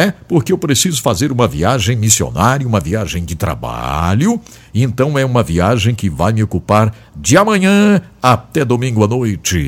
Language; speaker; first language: Portuguese; native; Portuguese